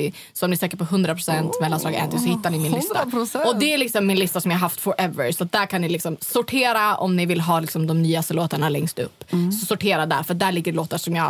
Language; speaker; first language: Swedish; native; Swedish